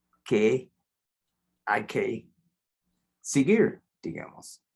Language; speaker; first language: Spanish; non-native, fluent; English